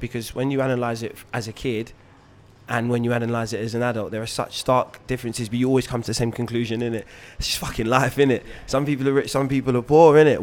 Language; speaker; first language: English; native; English